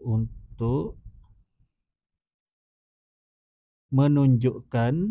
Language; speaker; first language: Malay; native; Malay